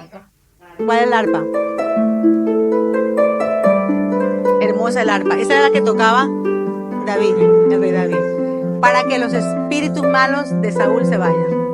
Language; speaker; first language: Spanish; native; Spanish